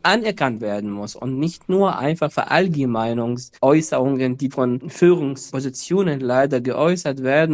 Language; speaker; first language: German; non-native, fluent; Arabic